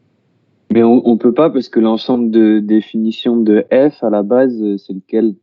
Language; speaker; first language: French; native; French